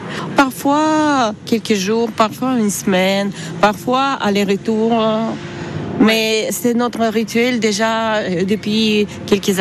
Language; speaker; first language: French; non-native, fluent; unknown